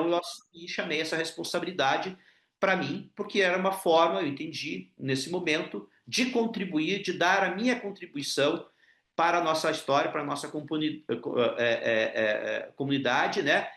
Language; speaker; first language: Portuguese; non-native, local second language; Ukrainian